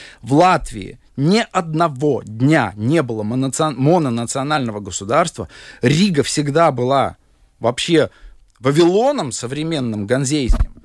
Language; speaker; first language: Russian; native; Russian